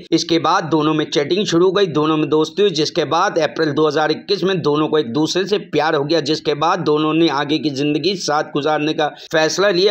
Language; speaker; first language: Hindi; native; Hindi